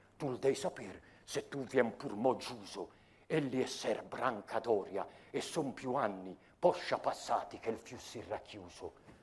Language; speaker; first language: Italian; native; Italian